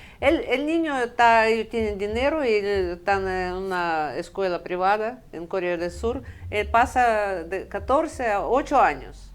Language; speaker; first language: Spanish; non-native, fluent; Russian